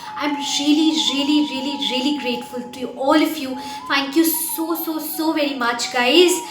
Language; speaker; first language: Hindi; non-native, local second language; Bangla